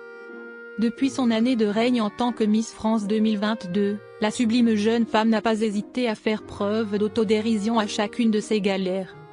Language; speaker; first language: French; native; French